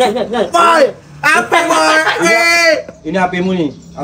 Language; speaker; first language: Malay; native; Malay